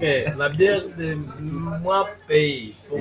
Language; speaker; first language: French; non-native, learner; Portuguese